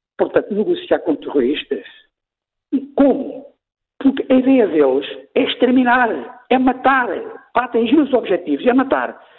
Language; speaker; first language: Portuguese; native; Portuguese